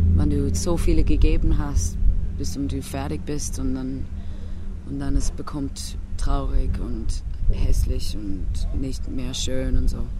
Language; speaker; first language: German; non-native, learner; English